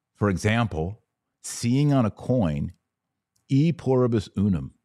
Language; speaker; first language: English; native; English